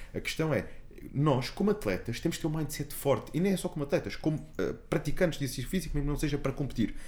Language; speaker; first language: Portuguese; native; Portuguese